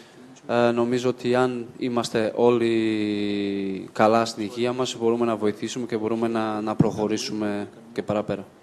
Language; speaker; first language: Greek; non-native, fluent; Portuguese